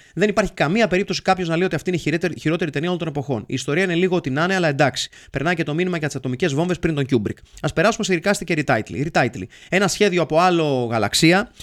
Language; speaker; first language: Greek; native; Greek